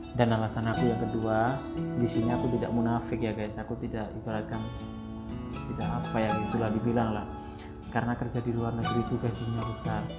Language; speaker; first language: Indonesian; native; Indonesian